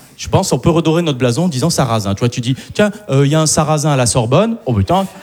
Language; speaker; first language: French; non-native, local second language; Arabic